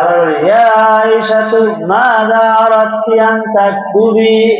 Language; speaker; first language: Arabic; non-native, learner; Bangla